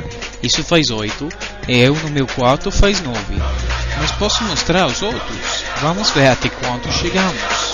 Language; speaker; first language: Portuguese; non-native, fluent; English